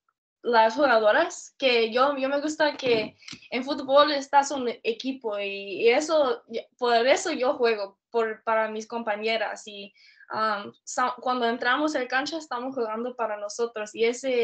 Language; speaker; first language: Spanish; early bilingual, heritage; Spanish